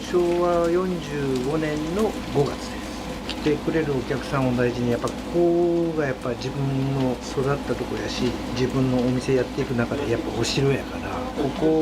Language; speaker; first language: Japanese; native; Japanese